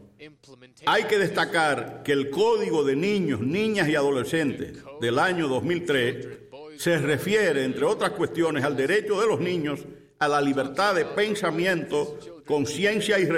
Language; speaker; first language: Spanish; native; Spanish